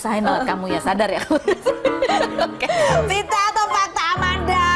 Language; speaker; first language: Indonesian; native; Indonesian